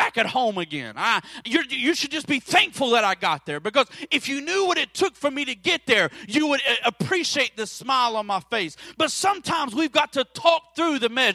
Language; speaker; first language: English; native; English